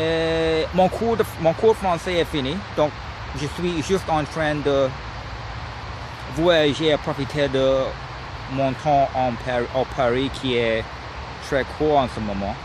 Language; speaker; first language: French; non-native, learner; English